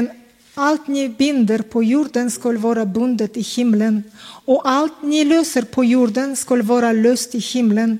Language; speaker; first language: Swedish; non-native, fluent; Kazakh